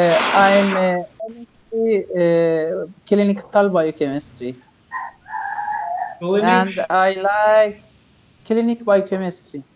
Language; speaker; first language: English; non-native, learner; Persian